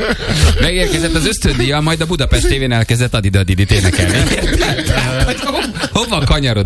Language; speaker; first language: Hungarian; native; Hungarian